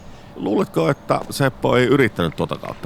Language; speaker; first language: Finnish; native; Finnish